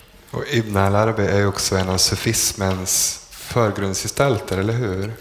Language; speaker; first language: Swedish; native; Swedish